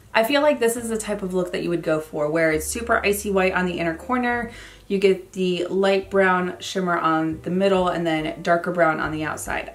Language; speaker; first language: English; native; English